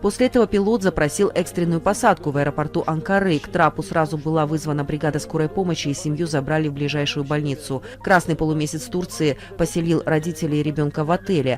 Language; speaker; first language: Russian; native; Russian